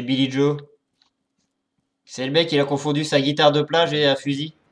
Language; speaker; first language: French; native; French